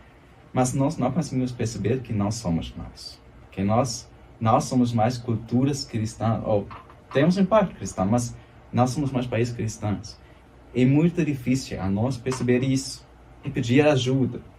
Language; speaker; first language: Portuguese; non-native, fluent; German